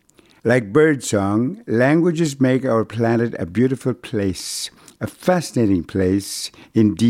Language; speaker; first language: English; non-native, fluent; Cree